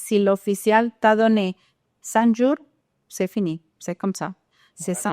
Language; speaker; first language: French; non-native, fluent; Spanish